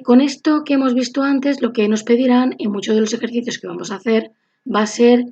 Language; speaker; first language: Spanish; native; Spanish